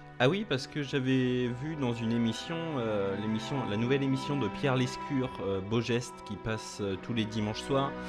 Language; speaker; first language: French; native; French